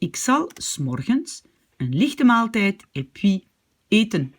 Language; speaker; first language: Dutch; non-native, fluent; French